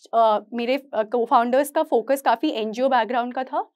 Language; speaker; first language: Hindi; native; Hindi